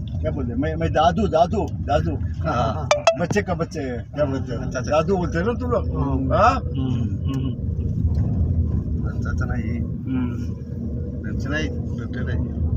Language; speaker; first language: Hindi; non-native, local second language; Malayalam